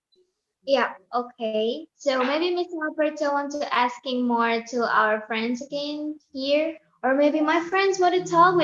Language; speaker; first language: English; non-native, learner; Indonesian